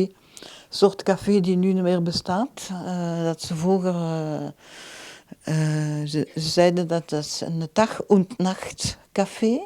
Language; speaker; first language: Dutch; non-native, local second language; French